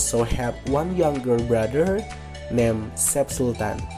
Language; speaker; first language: English; non-native, fluent; Indonesian